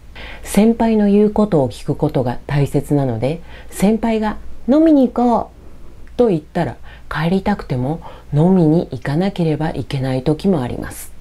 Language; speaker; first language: Japanese; non-native, fluent; Spanish